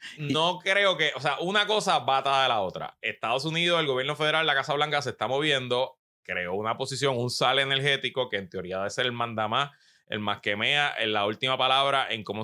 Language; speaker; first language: Spanish; native; Spanish